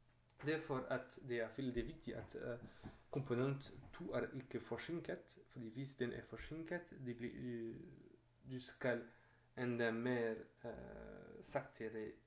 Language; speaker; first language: Norwegian; non-native, fluent; French